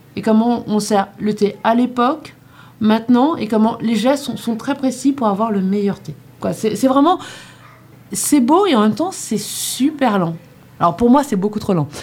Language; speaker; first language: French; native; French